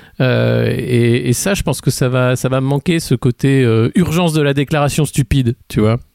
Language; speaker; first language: French; native; French